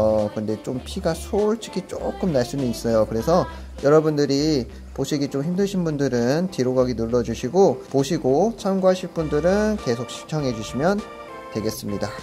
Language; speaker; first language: Korean; native; Korean